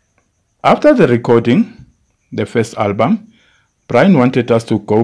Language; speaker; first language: English; non-native, local second language; Zulu